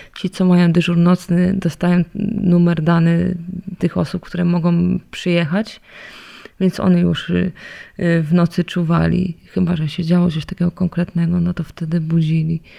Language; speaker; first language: Polish; native; Polish